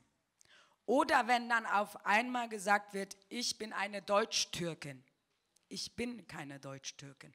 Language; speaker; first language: German; early bilingual, other home language; Turkish